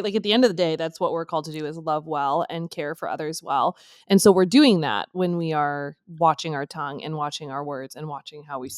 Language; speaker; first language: English; native; English